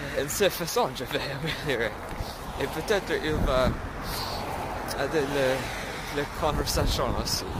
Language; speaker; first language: French; non-native, learner; English